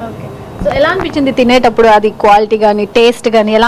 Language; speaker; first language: Telugu; native; Telugu